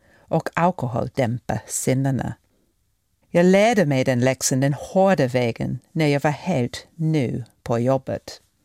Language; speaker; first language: Swedish; non-native, fluent; English